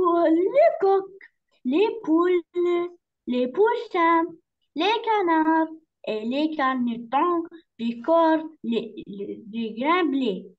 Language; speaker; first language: French; non-native, learner; Arabic